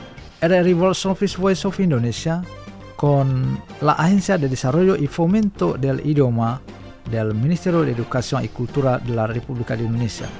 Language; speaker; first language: Spanish; non-native, fluent; Indonesian